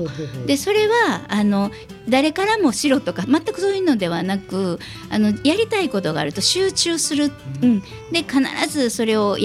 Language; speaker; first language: Japanese; native; Japanese